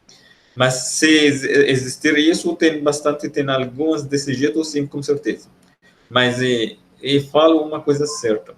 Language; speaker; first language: Portuguese; non-native, fluent; Arabic